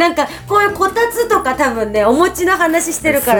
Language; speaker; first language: Japanese; native; Japanese